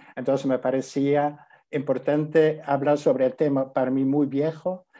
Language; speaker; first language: Spanish; non-native, fluent; Dutch